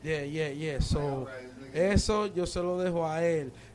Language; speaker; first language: Spanish; early bilingual, heritage; Spanish